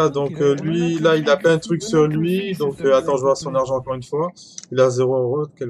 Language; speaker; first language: French; native; French